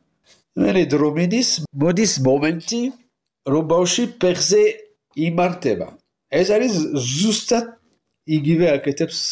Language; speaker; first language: Georgian; non-native, learner; French